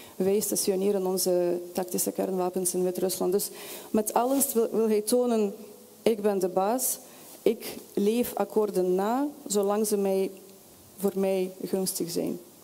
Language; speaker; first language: Dutch; non-native, fluent; Russian